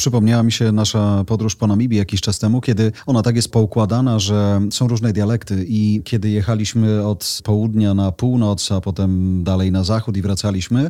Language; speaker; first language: Polish; native; Polish